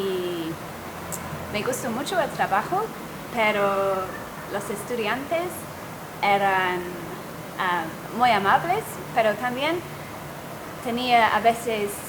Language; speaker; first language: Spanish; non-native, fluent; English